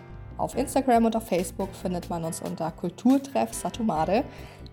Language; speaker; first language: German; native; German